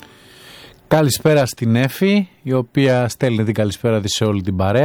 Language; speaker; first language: Greek; native; Greek